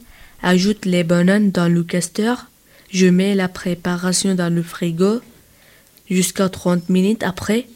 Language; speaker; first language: French; non-native, learner; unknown